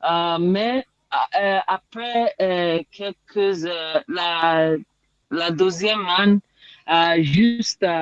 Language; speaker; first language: French; non-native, learner; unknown